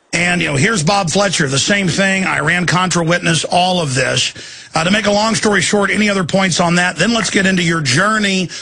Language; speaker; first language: English; native; English